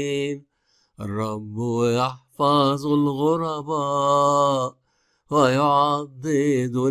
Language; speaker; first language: Arabic; native; Arabic